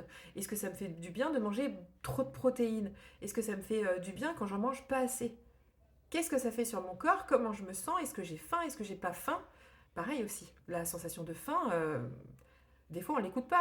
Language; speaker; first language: French; native; French